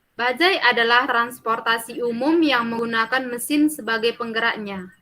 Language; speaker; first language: Indonesian; native; Indonesian